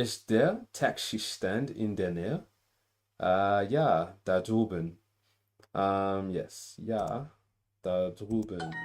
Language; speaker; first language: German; non-native, learner; English